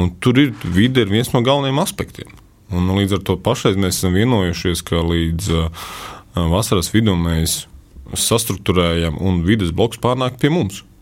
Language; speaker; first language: Latvian; native; Latvian